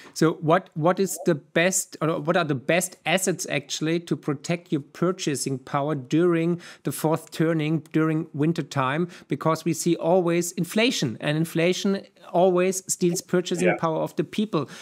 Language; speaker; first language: English; non-native, fluent; German